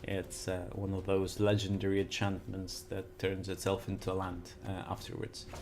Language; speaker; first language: English; non-native, fluent; Lithuanian